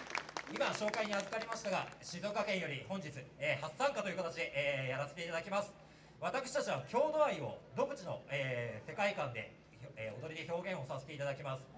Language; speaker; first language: Japanese; native; Japanese